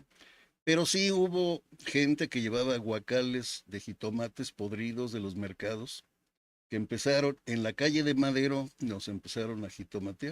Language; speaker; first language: Spanish; native; Spanish